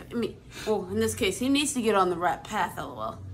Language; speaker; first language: English; native; English